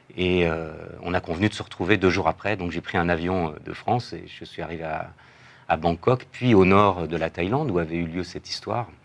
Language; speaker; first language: French; native; French